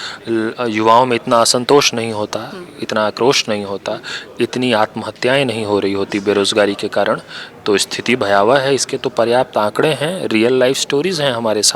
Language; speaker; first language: Hindi; native; Hindi